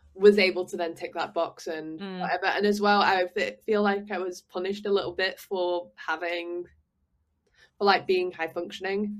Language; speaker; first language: English; native; English